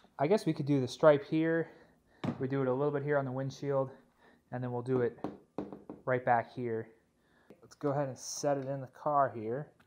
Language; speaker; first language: English; native; English